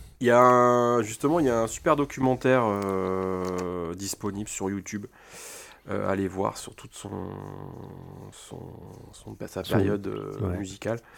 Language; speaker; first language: French; native; French